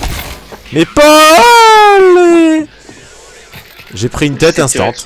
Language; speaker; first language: French; native; French